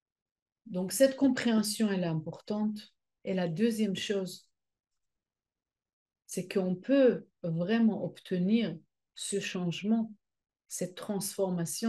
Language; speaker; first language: French; non-native, fluent; Hebrew